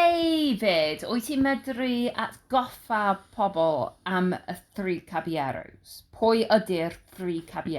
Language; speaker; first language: Welsh; non-native, learner; English